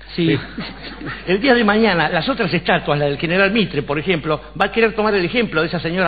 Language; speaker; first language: Spanish; native; Spanish